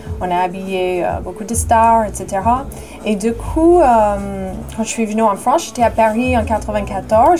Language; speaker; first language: French; non-native, fluent; English